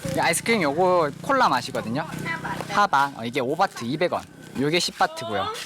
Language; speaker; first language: Korean; non-native, fluent; Thai